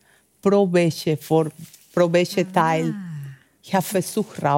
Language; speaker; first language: German; non-native, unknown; Spanish